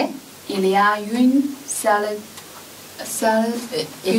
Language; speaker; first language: French; non-native, learner; Chinese